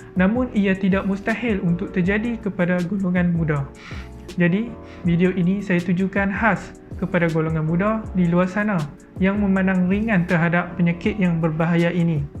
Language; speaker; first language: Malay; native; Malay